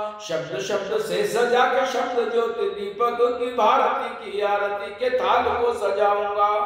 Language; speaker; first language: Hindi; native; Hindi